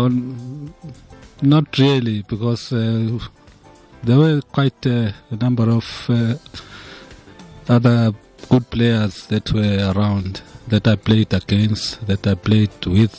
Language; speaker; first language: English; non-native, local second language; Zulu